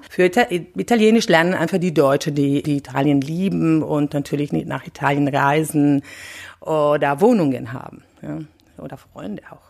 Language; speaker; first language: German; non-native, fluent; Italian